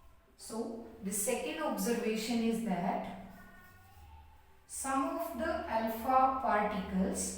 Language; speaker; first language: English; non-native, local second language; Hindi